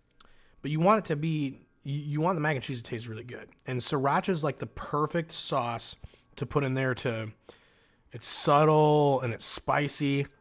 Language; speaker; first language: English; native; English